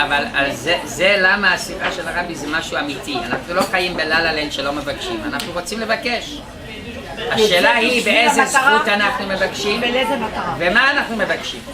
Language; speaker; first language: Hebrew; non-native, fluent; English